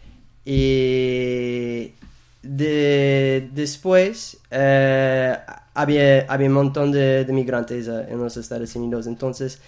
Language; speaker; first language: Spanish; non-native, fluent; English